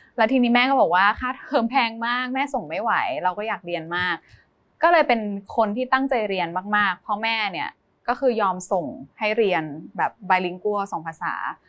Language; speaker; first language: Thai; native; Thai